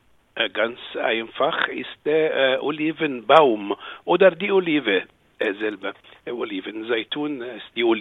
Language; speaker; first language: German; non-native, fluent; Arabic